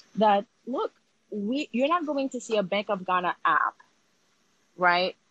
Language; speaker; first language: English; early bilingual, other home language; Haitian Creole